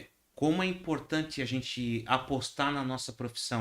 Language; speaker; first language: Portuguese; native; Portuguese